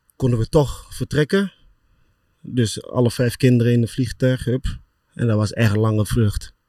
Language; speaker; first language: Dutch; early bilingual, other home language; Lingala